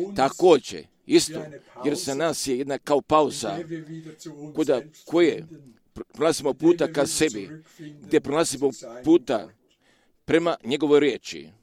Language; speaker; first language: Croatian; early bilingual, heritage; Croatian